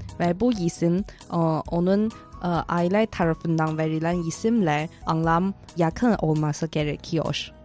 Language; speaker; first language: Turkish; non-native, fluent; Chinese